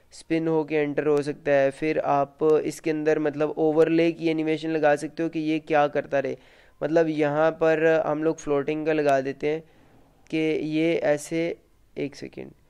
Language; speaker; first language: Hindi; native; Hindi